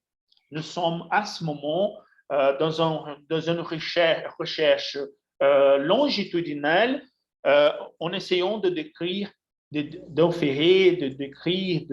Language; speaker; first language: French; non-native, fluent; Portuguese